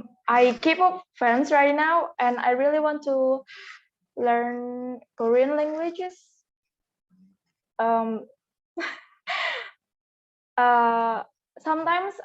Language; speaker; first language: English; non-native, learner; Indonesian